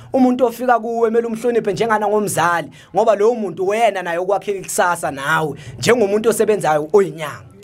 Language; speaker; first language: Zulu; native; Zulu